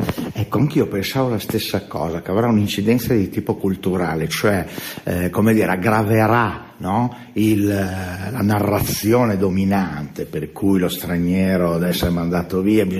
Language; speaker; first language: Italian; native; Italian